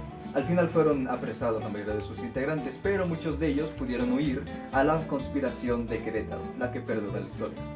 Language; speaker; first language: Spanish; native; Spanish